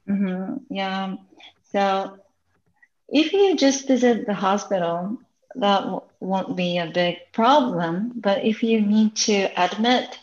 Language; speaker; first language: English; non-native, learner; Japanese